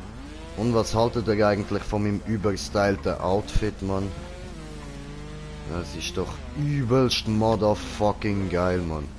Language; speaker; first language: German; native; German